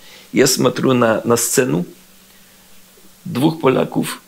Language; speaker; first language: Russian; non-native, learner; Polish